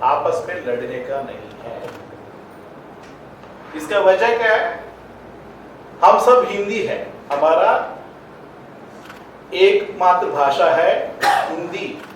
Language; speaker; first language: Hindi; non-native, local second language; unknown